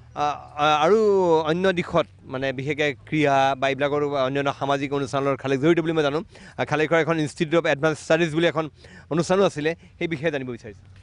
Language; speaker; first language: Assamese; native; Assamese